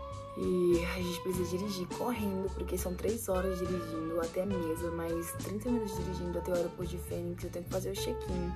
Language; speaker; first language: Portuguese; native; Portuguese